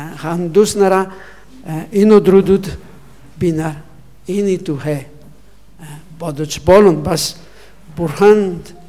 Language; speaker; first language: Mongolian; non-native, learner; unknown